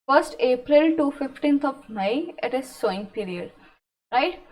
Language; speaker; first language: English; non-native, local second language; Punjabi